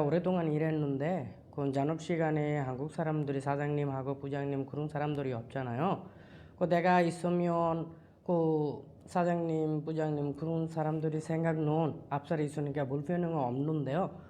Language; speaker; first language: Korean; non-native, learner; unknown